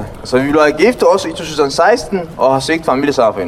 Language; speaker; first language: Danish; non-native, learner; Tigrinya